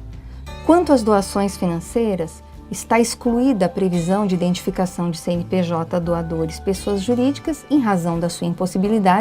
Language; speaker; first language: Portuguese; native; Portuguese